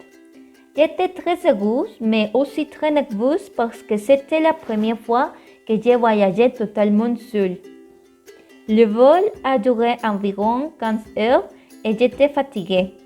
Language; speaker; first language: French; non-native, learner; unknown